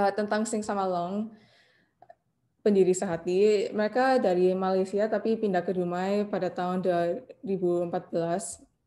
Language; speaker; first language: Indonesian; non-native, learner; English